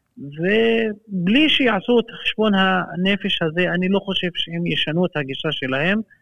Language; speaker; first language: Hebrew; non-native, local second language; Arabic